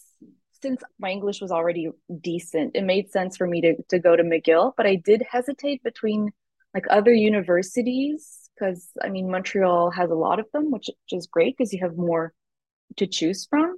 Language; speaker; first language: English; native; English